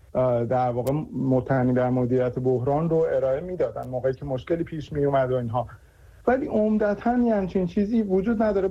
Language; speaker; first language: Persian; native; Persian